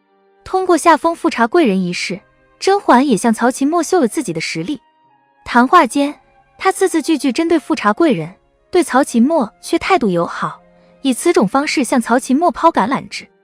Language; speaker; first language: Chinese; native; Chinese